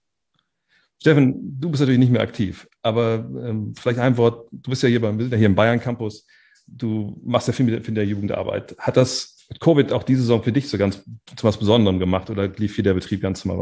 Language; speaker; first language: German; native; German